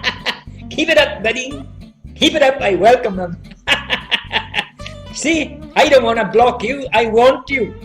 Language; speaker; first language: English; native; English